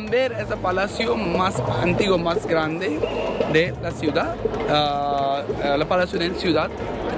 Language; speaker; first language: Spanish; non-native, learner; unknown